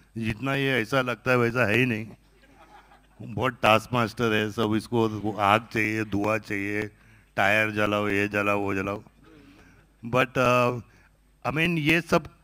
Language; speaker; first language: Hindi; native; Hindi